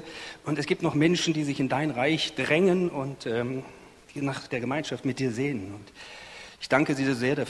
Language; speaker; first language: German; native; German